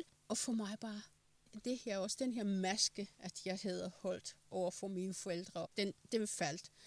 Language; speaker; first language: Danish; non-native, fluent; Persian